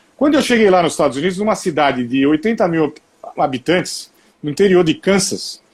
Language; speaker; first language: Portuguese; native; Portuguese